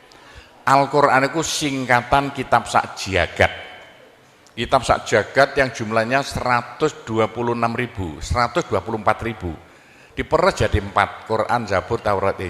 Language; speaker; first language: Indonesian; non-native, local second language; Javanese